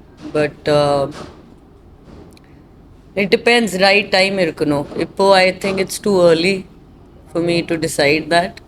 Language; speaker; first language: Tamil; non-native, fluent; Hindi